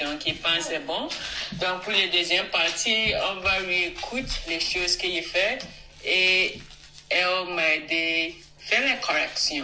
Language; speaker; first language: French; non-native, learner; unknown